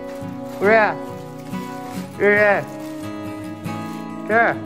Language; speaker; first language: Chinese; native; Chinese